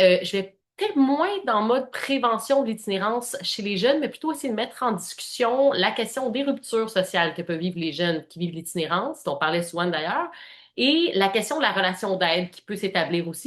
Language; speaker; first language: French; native; French